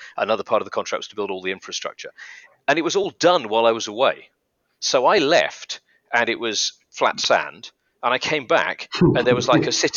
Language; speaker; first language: English; native; English